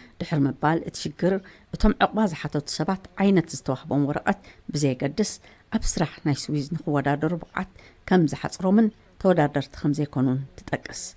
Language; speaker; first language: Tigrinya; native; Tigrinya